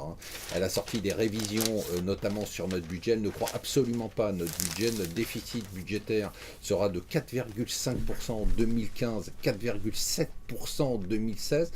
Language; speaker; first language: French; native; French